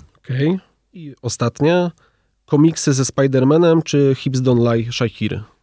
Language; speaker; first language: Polish; native; Polish